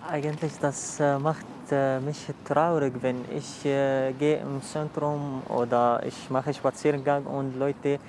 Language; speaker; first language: German; non-native, learner; Arabic